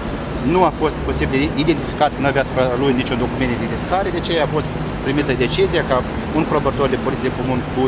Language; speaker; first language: Romanian; native; Romanian